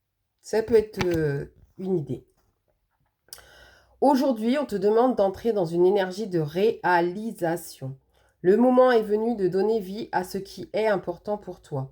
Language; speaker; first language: French; native; French